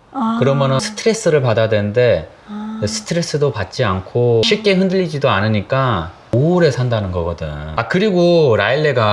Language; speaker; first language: Korean; native; Korean